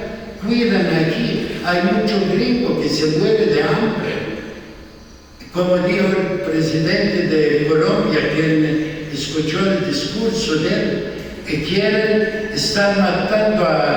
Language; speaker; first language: Spanish; non-native, fluent; Arabic